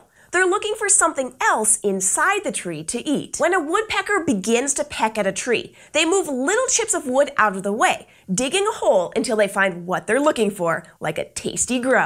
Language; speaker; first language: English; native; English